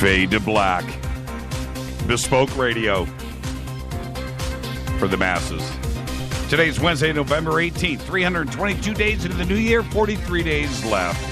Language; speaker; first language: English; native; English